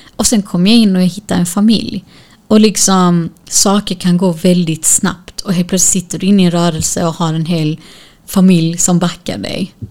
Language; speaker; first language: Swedish; early bilingual, other home language; Kurdish